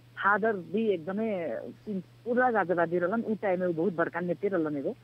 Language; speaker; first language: Bhojpuri; native; Bhojpuri